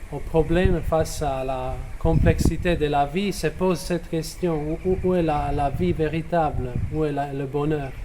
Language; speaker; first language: French; non-native, fluent; Croatian